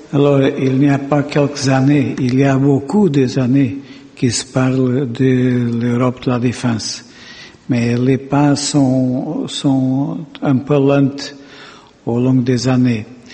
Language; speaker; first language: French; non-native, fluent; Portuguese